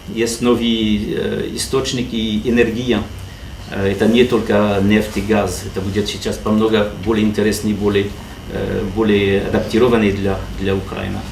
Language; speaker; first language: Russian; non-native, learner; French